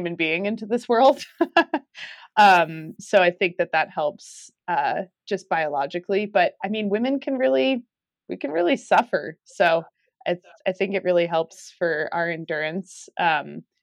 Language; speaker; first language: English; native; English